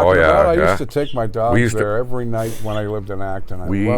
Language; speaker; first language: English; native; English